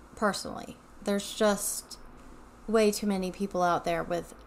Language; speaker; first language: English; native; English